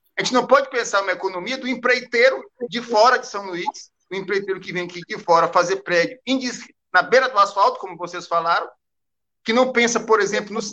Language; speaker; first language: Portuguese; native; Portuguese